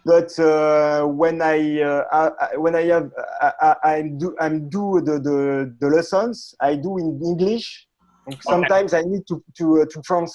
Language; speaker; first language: English; non-native, learner; French